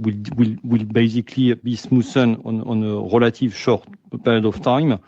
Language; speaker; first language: English; non-native, fluent; French